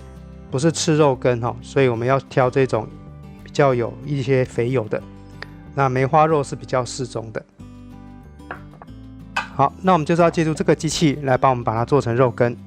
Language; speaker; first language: Chinese; native; Chinese